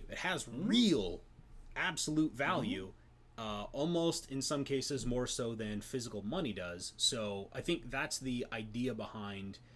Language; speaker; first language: English; native; English